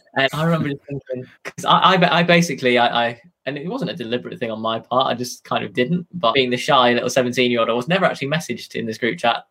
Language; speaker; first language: English; native; English